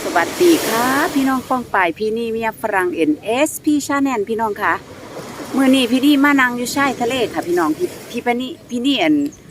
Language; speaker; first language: Thai; non-native, local second language; Northeastern Thai